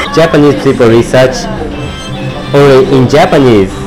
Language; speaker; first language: English; non-native, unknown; Japanese